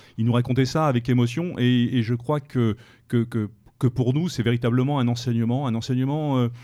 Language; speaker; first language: French; native; French